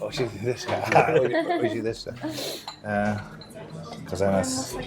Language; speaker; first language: Japanese; non-native, learner; English